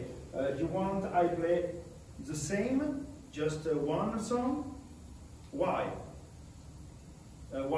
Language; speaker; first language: English; non-native, learner; French